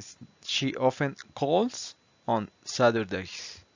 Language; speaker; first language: English; non-native, fluent; Spanish